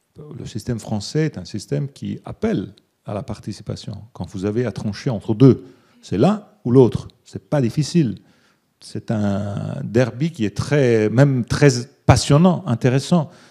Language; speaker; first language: French; early bilingual, other home language; Italian